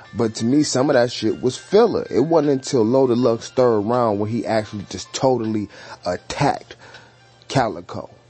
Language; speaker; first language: English; native; English